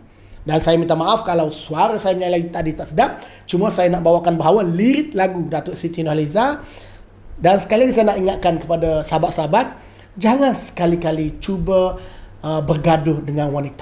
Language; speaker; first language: Malay; native; Malay